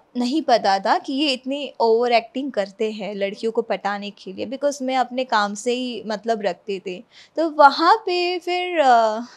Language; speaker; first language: Hindi; non-native, local second language; Gujarati